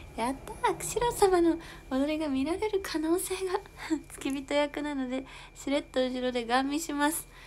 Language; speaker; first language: Japanese; native; Japanese